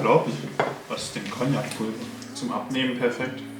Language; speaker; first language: German; native; German